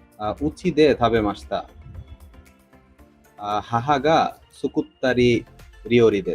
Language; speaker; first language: Japanese; non-native, learner; Bangla